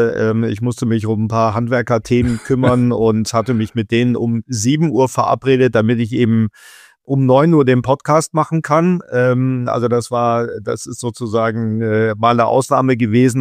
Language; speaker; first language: German; native; German